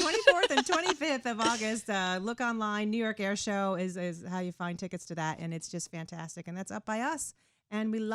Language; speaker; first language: English; native; English